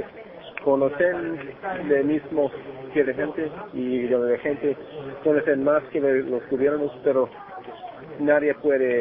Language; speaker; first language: Spanish; non-native, learner; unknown